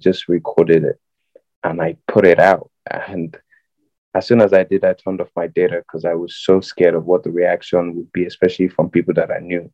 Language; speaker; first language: English; non-native, local second language; Yoruba